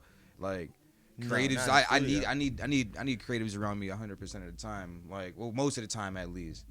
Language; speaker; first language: English; native; English